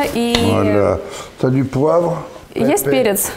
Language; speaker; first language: Russian; native; Russian